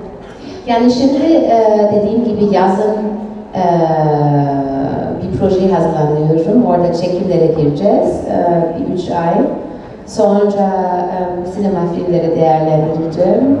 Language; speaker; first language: Turkish; non-native, fluent; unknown